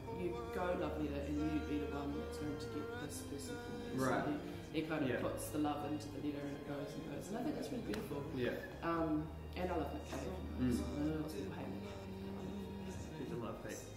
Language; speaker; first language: English; native; English